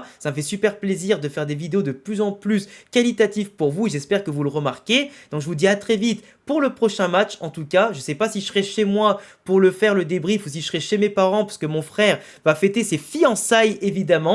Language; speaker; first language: French; native; French